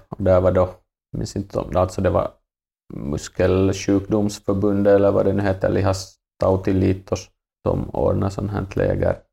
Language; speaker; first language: Swedish; native; Swedish